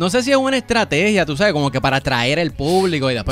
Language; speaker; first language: Spanish; native; Spanish